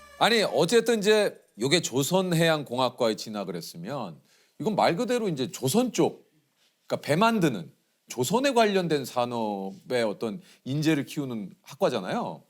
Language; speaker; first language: Korean; native; Korean